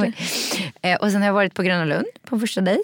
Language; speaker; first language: Swedish; native; Swedish